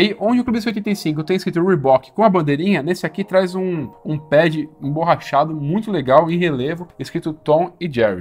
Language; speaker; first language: Portuguese; native; Portuguese